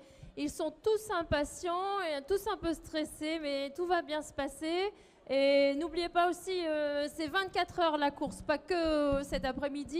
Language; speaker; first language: French; native; French